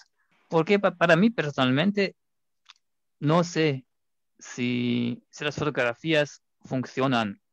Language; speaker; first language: Spanish; non-native, fluent; German